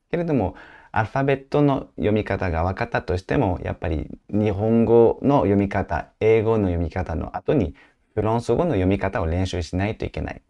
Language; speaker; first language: Japanese; non-native, fluent; French